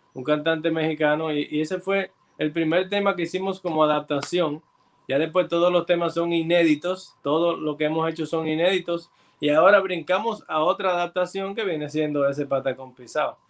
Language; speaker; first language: Spanish; native; Spanish